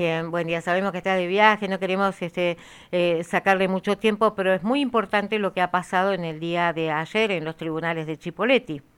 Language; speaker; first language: Spanish; native; Spanish